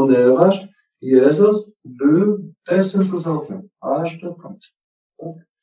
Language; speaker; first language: Polish; non-native, learner; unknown